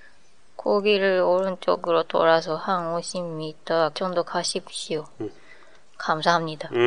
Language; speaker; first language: Korean; non-native, learner; Japanese